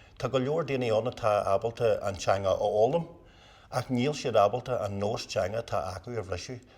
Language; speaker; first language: Irish; non-native, local second language; English